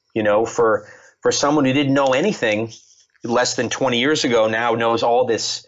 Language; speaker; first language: English; native; English